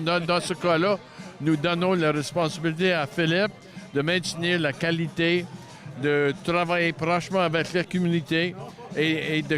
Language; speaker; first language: French; non-native, local second language; English